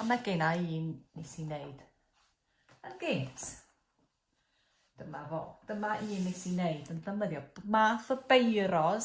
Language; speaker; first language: Welsh; native; Welsh